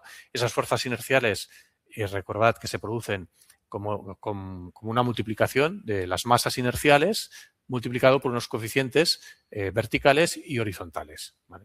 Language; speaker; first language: Spanish; non-native, local second language; Catalan